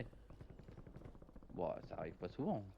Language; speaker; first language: French; native; French